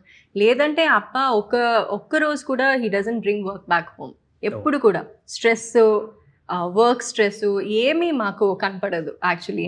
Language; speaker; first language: Telugu; non-native, local second language; Tamil